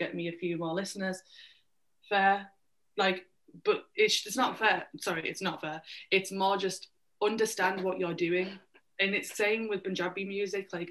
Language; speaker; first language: English; native; English